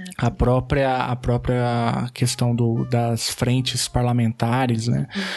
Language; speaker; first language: Portuguese; native; Portuguese